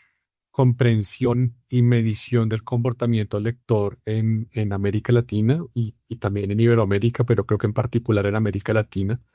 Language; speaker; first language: Spanish; native; Spanish